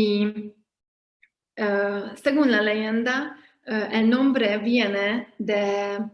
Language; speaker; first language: Spanish; non-native, fluent; Hungarian